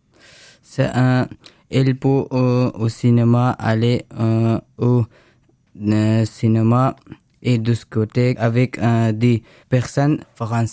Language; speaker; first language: French; non-native, learner; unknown